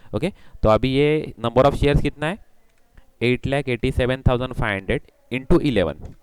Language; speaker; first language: Hindi; non-native, local second language; Marathi